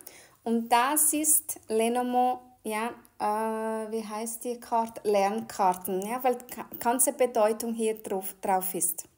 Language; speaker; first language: German; non-native, fluent; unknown